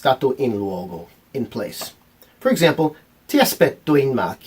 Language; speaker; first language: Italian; non-native, fluent; English